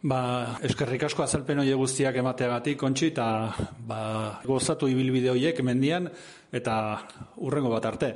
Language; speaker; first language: Basque; native; Basque